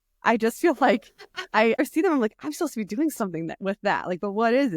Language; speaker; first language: English; native; English